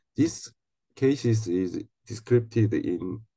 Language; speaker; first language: English; non-native, learner; Korean